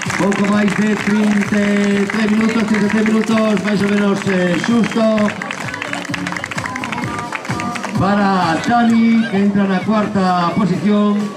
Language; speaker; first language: Spanish; non-native, local second language; Galician